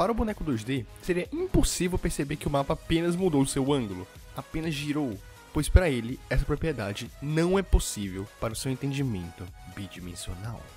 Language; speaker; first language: Portuguese; native; Portuguese